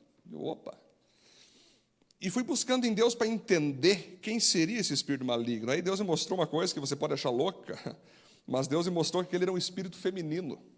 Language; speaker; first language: Portuguese; native; Portuguese